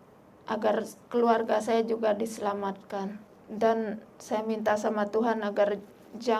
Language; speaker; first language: Indonesian; non-native, local second language; Sasak